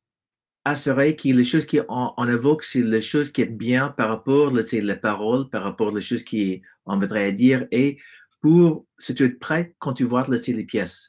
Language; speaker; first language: French; non-native, fluent; English